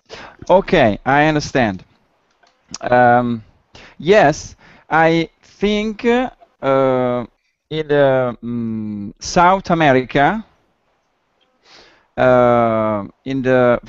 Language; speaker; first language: English; non-native, learner; Italian